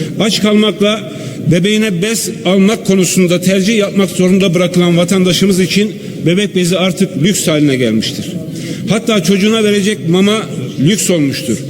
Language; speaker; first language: Turkish; native; Turkish